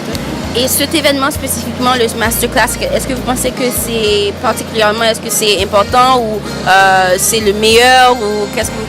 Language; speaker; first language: French; non-native, learner; English